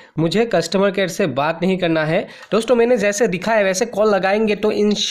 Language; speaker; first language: Hindi; native; Hindi